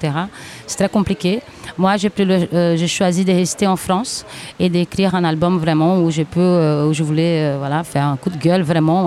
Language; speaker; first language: French; non-native, fluent; Portuguese